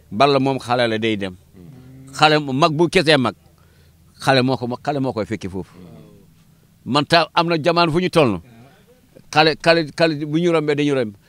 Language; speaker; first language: Wolof; non-native, local second language; Fula